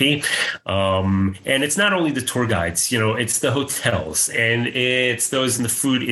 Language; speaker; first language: English; native; English